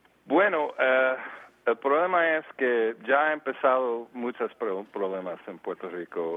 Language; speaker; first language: Spanish; early bilingual, heritage; Spanish